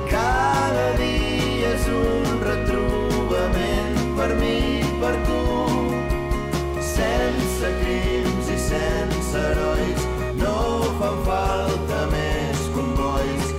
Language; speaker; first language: Catalan; native; Catalan